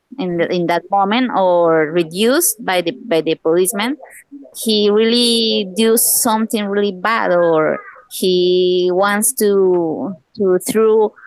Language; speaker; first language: English; non-native, learner; Spanish